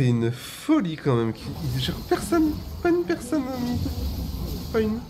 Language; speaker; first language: French; native; French